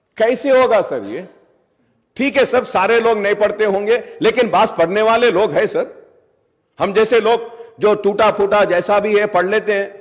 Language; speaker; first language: Urdu; native; Urdu